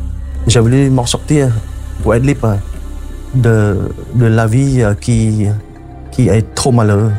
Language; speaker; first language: French; non-native, fluent; Khmer